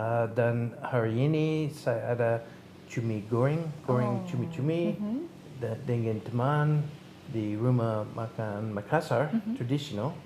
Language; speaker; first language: Indonesian; non-native, learner; English